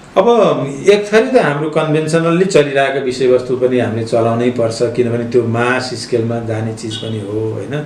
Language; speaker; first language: Nepali; native; Nepali